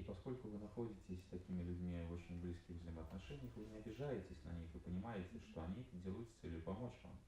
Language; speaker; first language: Russian; native; Russian